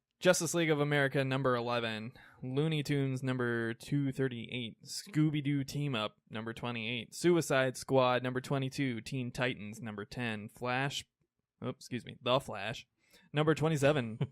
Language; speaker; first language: English; native; English